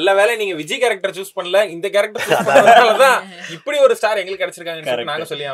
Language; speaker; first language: Tamil; native; Tamil